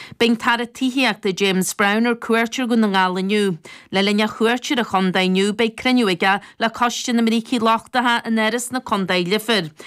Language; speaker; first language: Irish; native; Irish